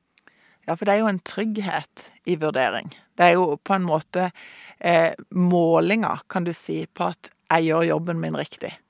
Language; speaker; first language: Norwegian; native; Norwegian